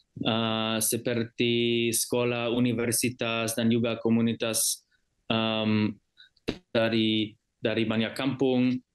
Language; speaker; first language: Indonesian; non-native, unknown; German